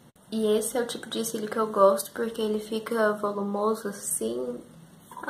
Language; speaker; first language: Portuguese; native; Portuguese